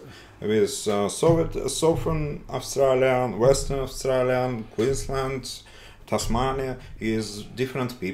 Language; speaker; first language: English; non-native, learner; Russian